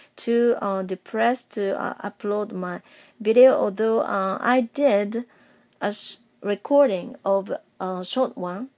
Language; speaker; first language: English; non-native, fluent; Japanese